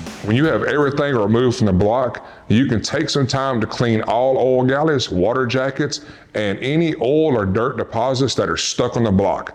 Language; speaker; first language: English; native; English